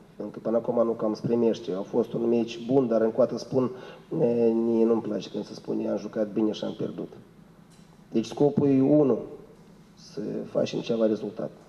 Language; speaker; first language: Romanian; non-native, local second language; Russian